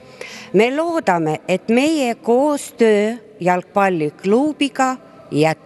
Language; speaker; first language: Estonian; non-native, local second language; Russian